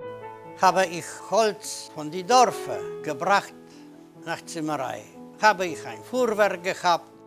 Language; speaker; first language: German; non-native, learner; Polish